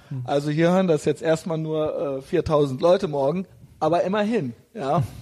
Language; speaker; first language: German; native; German